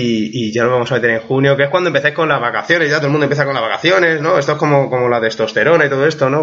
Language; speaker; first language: Spanish; native; Spanish